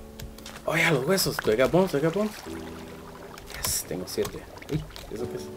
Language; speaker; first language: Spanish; early bilingual, heritage; Spanish